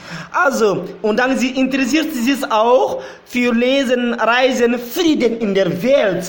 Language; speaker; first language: German; non-native, learner; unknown